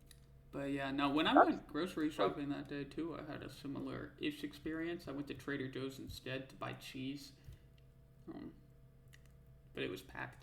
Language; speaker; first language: English; native; English